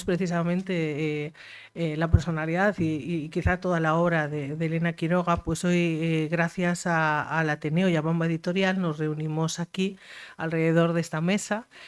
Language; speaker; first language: Spanish; native; Spanish